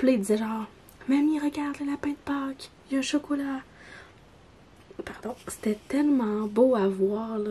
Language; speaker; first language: French; native; French